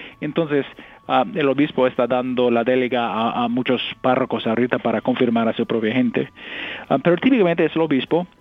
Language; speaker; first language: Spanish; non-native, fluent; English